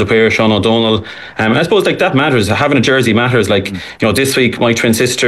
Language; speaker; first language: English; native; English